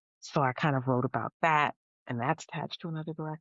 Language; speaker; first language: English; native; English